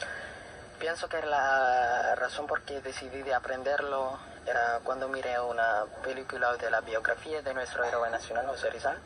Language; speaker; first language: Spanish; non-native, fluent; Filipino